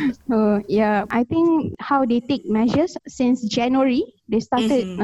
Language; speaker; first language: English; native; English